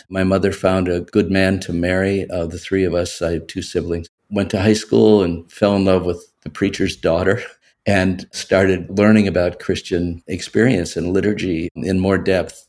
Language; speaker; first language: English; native; English